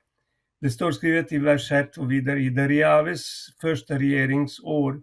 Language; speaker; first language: Swedish; non-native, fluent; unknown